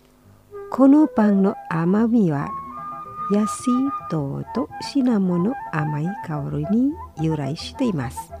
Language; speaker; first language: Japanese; non-native, fluent; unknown